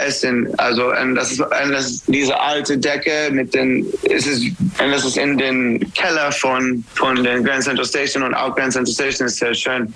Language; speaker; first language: German; non-native, learner; English